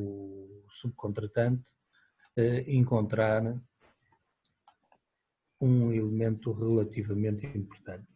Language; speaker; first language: Portuguese; native; Portuguese